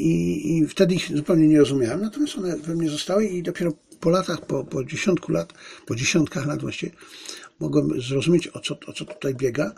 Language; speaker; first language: Polish; native; Polish